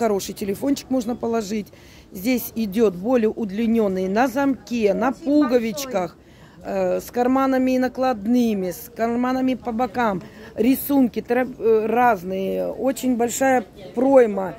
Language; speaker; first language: Russian; native; Russian